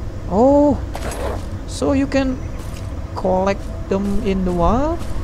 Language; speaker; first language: English; non-native, learner; Indonesian